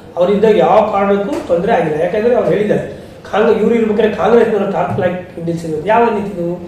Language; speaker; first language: Kannada; native; Kannada